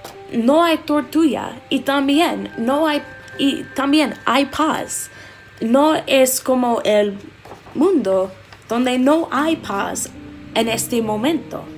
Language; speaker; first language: Spanish; non-native, learner; English